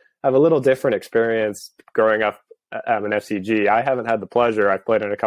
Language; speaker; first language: English; native; English